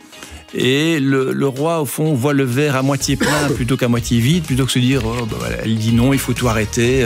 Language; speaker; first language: French; native; French